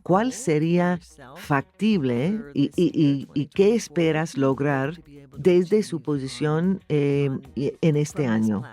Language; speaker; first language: Spanish; non-native, fluent; English